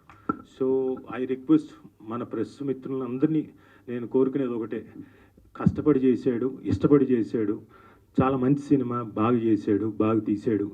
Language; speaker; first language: Telugu; native; Telugu